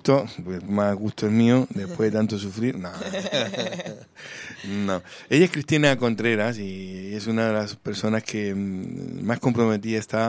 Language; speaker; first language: Spanish; native; Spanish